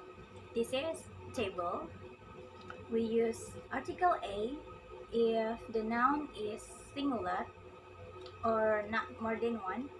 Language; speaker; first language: English; non-native, learner; Indonesian